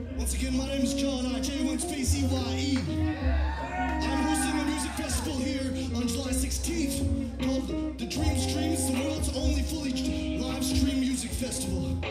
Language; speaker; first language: English; native; English